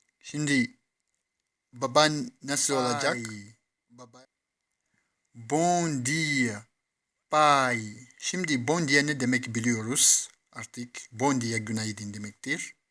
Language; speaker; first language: Turkish; non-native, fluent; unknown